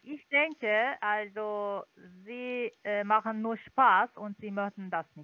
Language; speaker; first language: German; non-native, learner; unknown